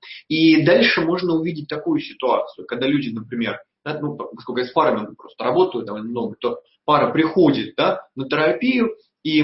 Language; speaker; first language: Russian; native; Russian